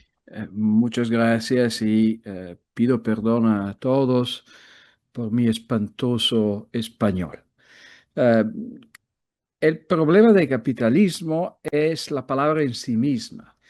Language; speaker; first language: Spanish; non-native, fluent; Italian